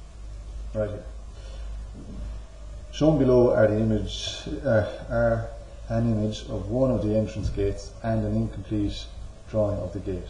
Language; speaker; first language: English; native; English